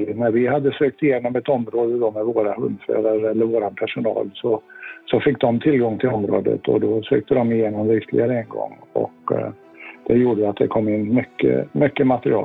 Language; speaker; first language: Swedish; native; Swedish